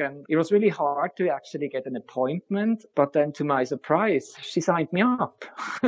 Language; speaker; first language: English; non-native, fluent; Swiss German